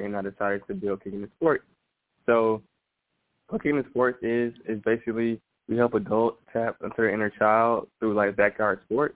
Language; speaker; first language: English; native; English